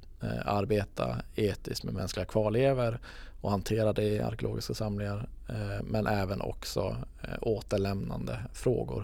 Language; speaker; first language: Swedish; native; Swedish